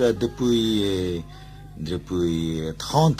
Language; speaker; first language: French; non-native, fluent; Bangla